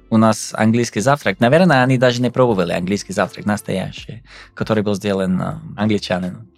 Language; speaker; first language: Russian; non-native, fluent; English